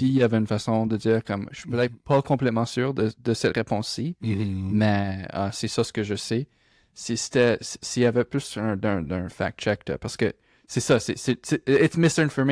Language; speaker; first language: French; non-native, local second language; English